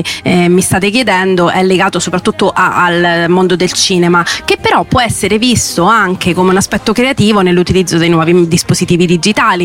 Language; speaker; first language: Italian; native; Italian